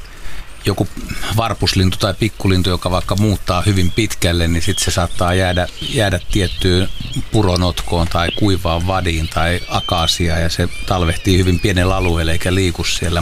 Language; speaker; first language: Finnish; native; Finnish